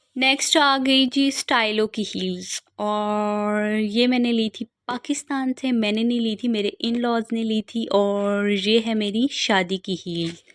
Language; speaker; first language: Urdu; non-native, local second language; Punjabi